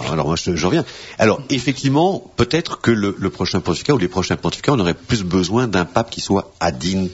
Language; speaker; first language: French; native; French